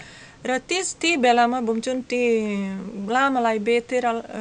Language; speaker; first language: Nepali; non-native, learner; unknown